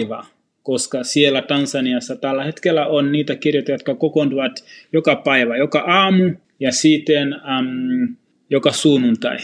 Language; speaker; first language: Finnish; non-native, fluent; Swahili